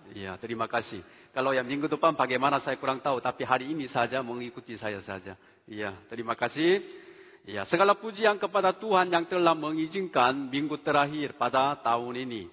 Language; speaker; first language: Indonesian; non-native, fluent; Korean